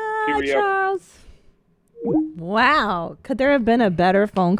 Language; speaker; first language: English; native; English